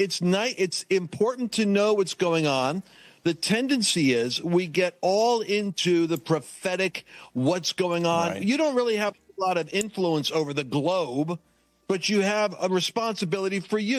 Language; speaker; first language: English; native; English